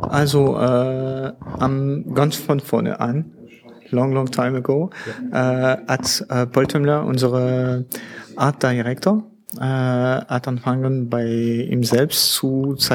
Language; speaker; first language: German; non-native, learner; French